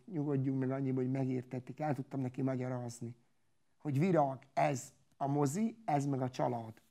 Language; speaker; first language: Hungarian; non-native, local second language; Romany